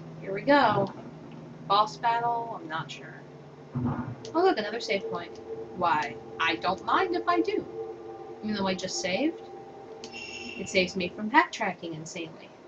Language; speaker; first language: English; native; English